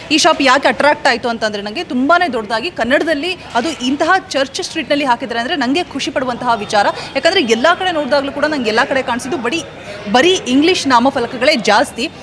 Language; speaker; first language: Kannada; native; Kannada